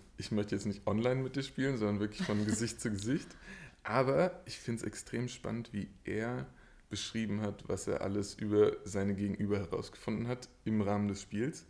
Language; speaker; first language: German; native; German